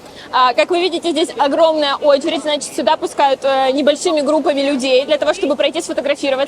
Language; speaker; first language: Russian; native; Russian